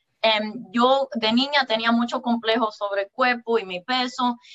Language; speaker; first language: Spanish; early bilingual, heritage; English